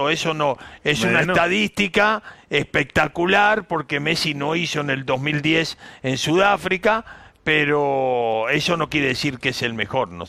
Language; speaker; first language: Spanish; native; Spanish